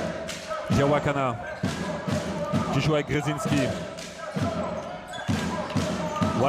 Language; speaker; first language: French; native; French